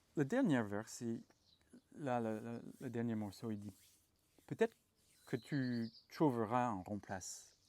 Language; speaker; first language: French; non-native, fluent; English